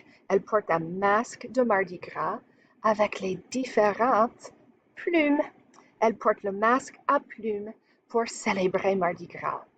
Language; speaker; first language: French; non-native, fluent; English